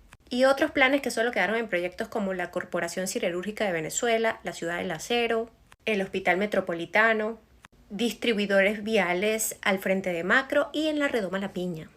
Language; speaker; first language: Spanish; native; Spanish